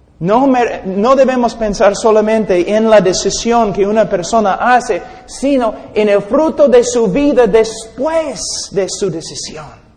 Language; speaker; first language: Spanish; non-native, fluent; English